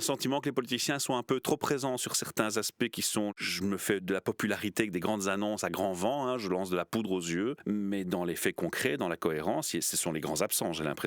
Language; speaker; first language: French; native; French